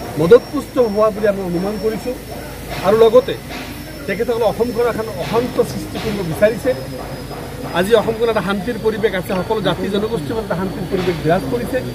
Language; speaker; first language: Assamese; non-native, local second language; Bangla